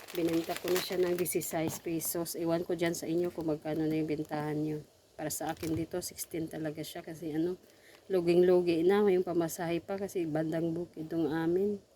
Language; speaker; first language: Filipino; non-native, local second language; Cebuano